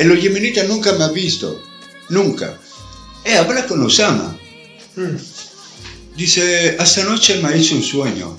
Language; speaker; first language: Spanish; non-native, learner; Italian